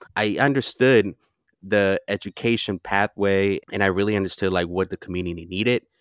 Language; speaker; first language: English; early bilingual, other home language; Spanish